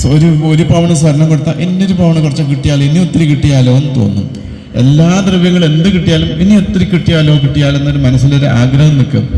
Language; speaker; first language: Malayalam; non-native, local second language; Kannada